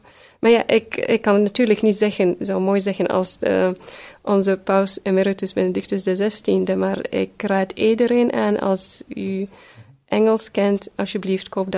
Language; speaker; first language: Dutch; early bilingual, other home language; Arabic